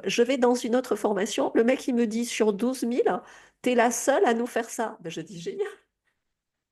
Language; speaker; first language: French; native; French